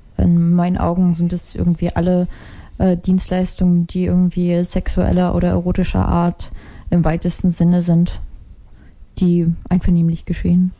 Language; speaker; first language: German; non-native, fluent; Ukrainian